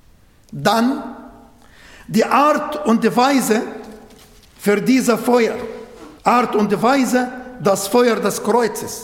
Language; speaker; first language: German; non-native, fluent; Arabic